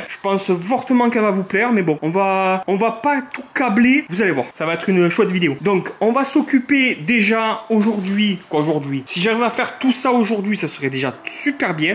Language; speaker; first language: French; native; French